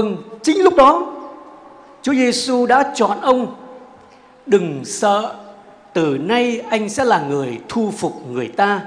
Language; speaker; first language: Vietnamese; native; Vietnamese